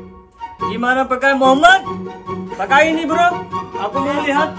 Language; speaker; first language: Indonesian; non-native, learner; Hindi